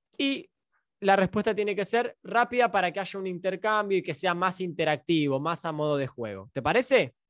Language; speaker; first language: Spanish; native; Spanish